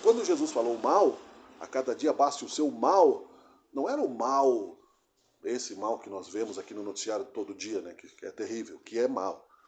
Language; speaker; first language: Portuguese; native; Portuguese